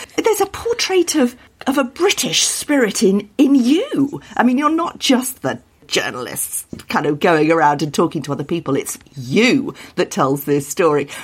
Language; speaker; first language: English; native; English